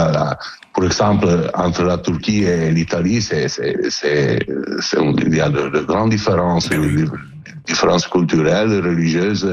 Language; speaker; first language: French; non-native, learner; Italian